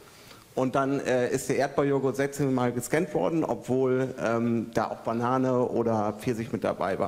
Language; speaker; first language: German; native; German